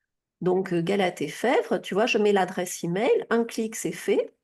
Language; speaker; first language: French; native; French